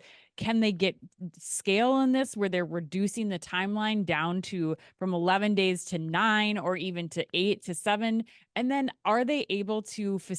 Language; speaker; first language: English; native; English